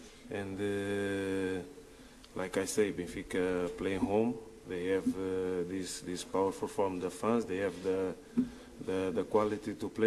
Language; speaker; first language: English; non-native, learner; Portuguese